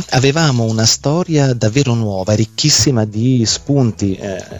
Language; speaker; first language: Italian; native; Italian